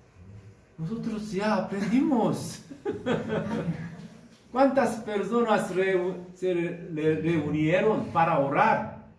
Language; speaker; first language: Spanish; non-native, fluent; Korean